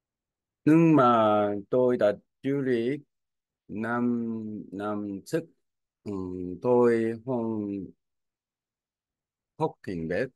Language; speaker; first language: Vietnamese; non-native, learner; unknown